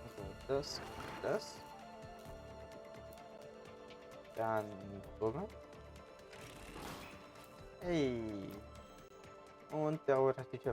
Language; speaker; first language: German; native; German